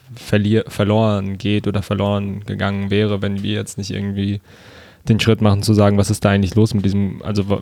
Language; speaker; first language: German; native; German